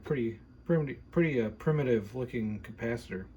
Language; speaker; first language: English; native; English